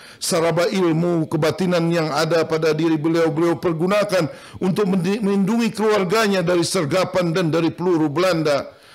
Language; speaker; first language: Indonesian; non-native, local second language; Banjar